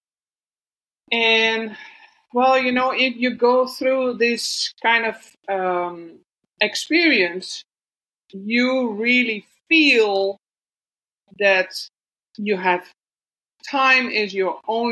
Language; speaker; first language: English; non-native, fluent; Dutch